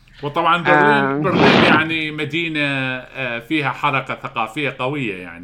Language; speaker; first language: Arabic; native; Arabic